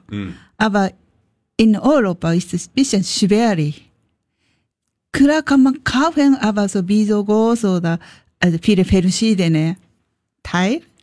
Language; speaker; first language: German; non-native, learner; Japanese